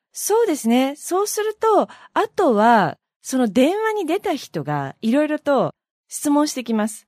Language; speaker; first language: Japanese; native; Japanese